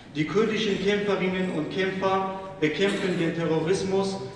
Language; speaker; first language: German; non-native, fluent; Arabic